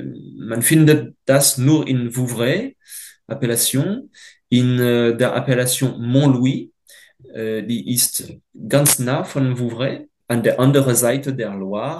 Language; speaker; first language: German; non-native, fluent; French